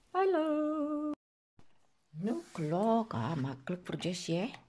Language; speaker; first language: Dutch; non-native, learner; Indonesian